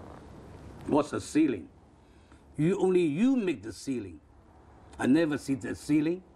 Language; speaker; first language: English; non-native, local second language; Cantonese